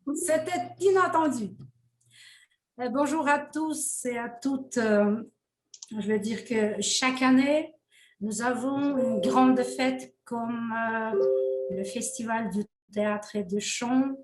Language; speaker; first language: French; non-native, fluent; Uzbek